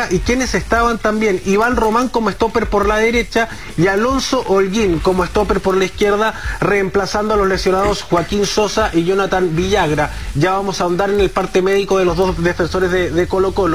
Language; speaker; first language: Spanish; native; Spanish